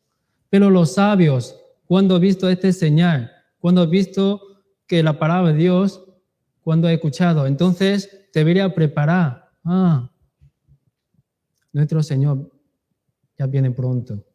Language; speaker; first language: Spanish; non-native, learner; Chinese